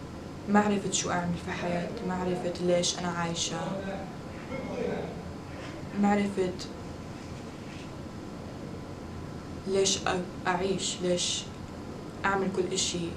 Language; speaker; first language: Arabic; early bilingual, heritage; Arabic